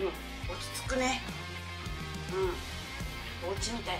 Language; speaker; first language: Japanese; native; Japanese